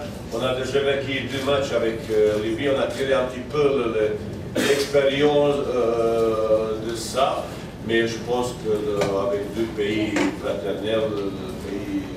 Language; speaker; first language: French; non-native, fluent; Bosnian